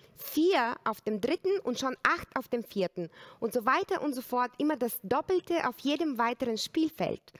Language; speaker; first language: German; non-native, fluent; Bulgarian